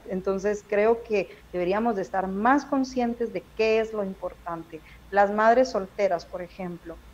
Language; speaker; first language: Spanish; native; Spanish